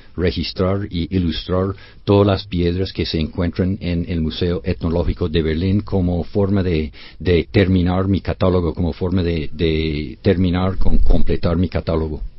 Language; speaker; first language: Spanish; non-native, fluent; English